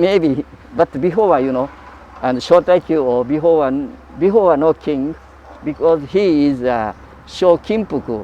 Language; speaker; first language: English; non-native, learner; Japanese